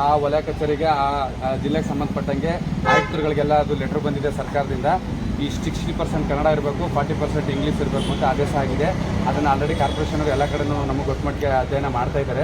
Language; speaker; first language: Kannada; native; Kannada